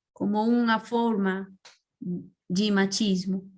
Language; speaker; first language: Portuguese; non-native, learner; Spanish